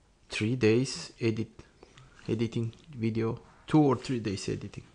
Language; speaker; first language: English; non-native, learner; Russian